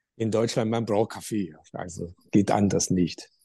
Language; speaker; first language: German; non-native, learner; Chinese